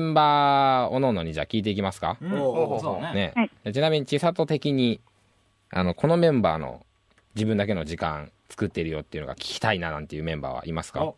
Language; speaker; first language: Japanese; native; Japanese